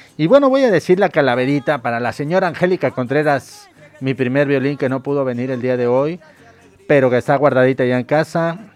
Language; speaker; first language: Spanish; native; Spanish